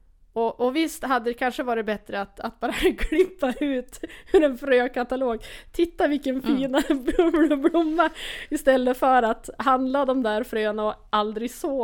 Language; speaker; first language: Swedish; native; Swedish